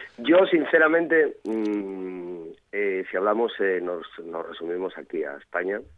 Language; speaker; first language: Spanish; native; Spanish